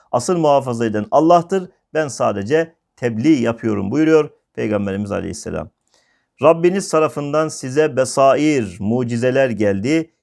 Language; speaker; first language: Turkish; native; Turkish